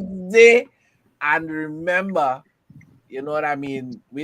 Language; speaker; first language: English; native; English